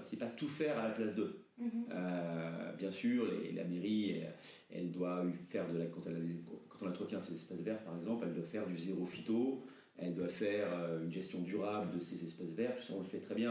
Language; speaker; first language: French; native; French